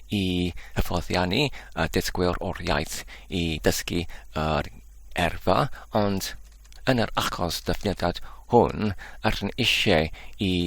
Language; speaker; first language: Welsh; non-native, fluent; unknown